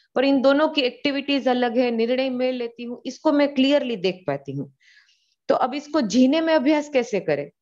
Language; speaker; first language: Hindi; non-native, local second language; Gujarati